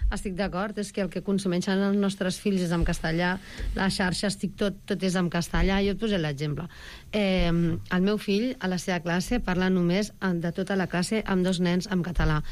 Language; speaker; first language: Catalan; native; Catalan